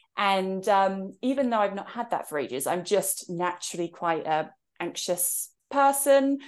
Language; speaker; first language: English; native; English